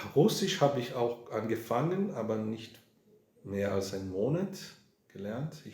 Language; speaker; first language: German; non-native, fluent; Portuguese